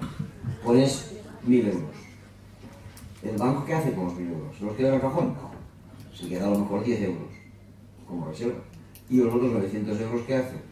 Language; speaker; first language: Spanish; non-native, local second language; Catalan